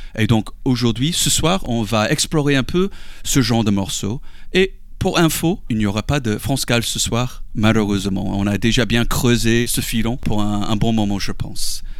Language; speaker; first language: French; non-native, fluent; English